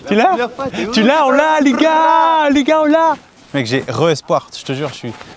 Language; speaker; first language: French; native; French